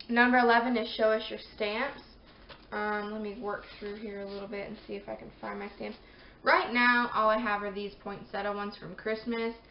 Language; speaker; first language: English; native; English